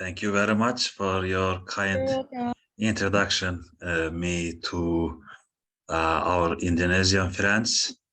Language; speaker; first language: English; non-native, fluent; Turkish